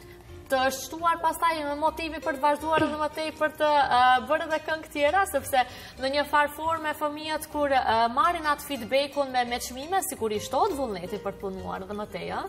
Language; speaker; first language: Albanian; native; Albanian